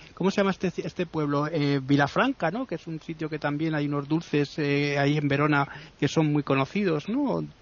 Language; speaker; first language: Spanish; native; Spanish